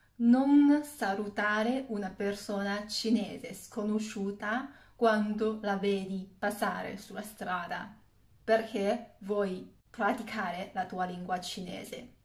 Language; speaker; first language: Italian; non-native, fluent; Chinese